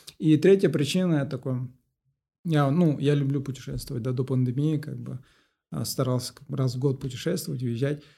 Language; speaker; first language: Russian; non-native, local second language; Kazakh